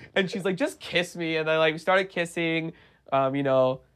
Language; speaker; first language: English; native; English